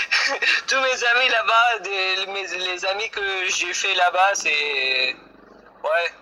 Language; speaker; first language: French; non-native, fluent; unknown